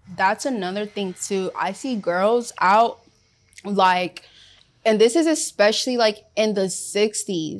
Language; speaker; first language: English; early bilingual, other home language; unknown